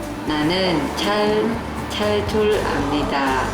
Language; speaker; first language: Korean; non-native, learner; Khmer